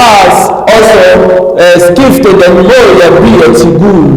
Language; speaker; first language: Swedish; non-native, learner; French